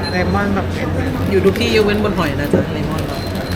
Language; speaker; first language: Thai; native; Thai